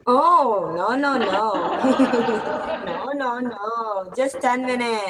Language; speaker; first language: English; non-native, fluent; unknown